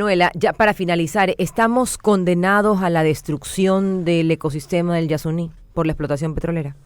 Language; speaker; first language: Spanish; native; Spanish